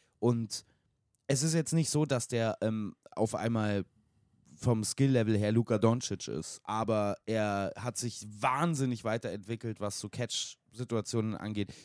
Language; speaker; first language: German; native; German